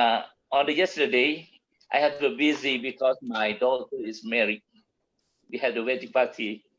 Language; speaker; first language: English; non-native, learner; Malay